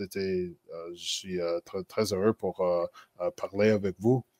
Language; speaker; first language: French; non-native, local second language; English